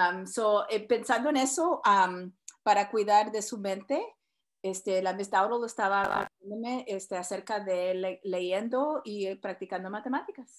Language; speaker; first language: Spanish; early bilingual, heritage; Spanish